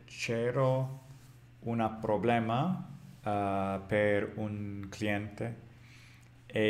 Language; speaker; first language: Italian; non-native, learner; English